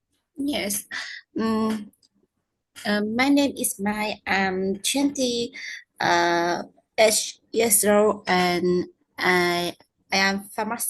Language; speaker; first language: English; non-native, learner; Vietnamese